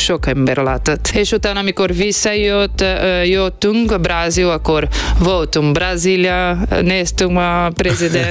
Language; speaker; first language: Hungarian; non-native, learner; Portuguese